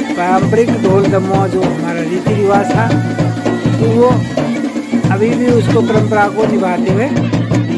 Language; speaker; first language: Hindi; non-native, local second language; Garhwali